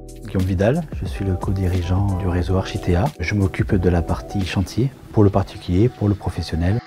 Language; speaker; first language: French; native; French